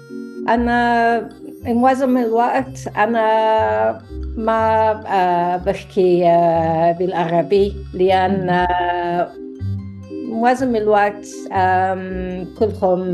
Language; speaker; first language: Arabic; non-native, learner; English